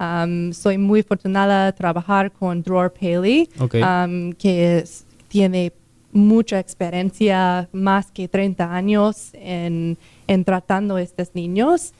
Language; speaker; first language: Spanish; non-native, learner; English